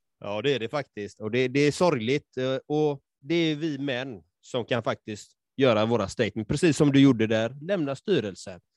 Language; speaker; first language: Swedish; native; Swedish